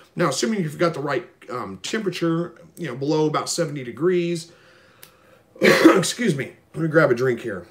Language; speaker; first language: English; native; English